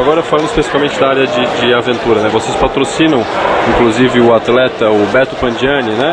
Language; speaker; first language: Portuguese; native; Portuguese